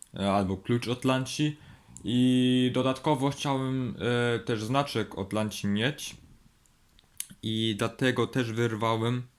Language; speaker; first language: Polish; early bilingual, heritage; Polish